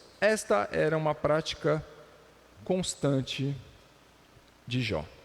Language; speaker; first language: Portuguese; native; Portuguese